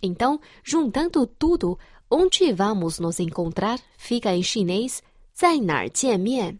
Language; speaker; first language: Portuguese; non-native, fluent; Chinese